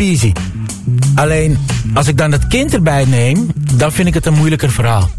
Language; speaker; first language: Dutch; native; Dutch